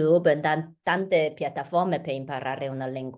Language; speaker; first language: Italian; non-native, learner; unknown